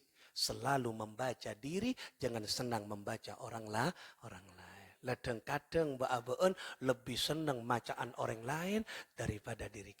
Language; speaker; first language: Indonesian; non-native, local second language; Madurese